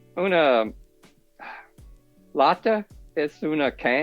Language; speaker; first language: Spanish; non-native, learner; English